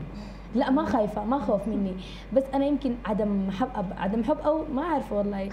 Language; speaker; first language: Arabic; native; Arabic